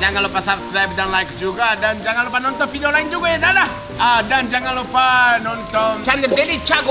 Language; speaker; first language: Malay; non-native, fluent; Japanese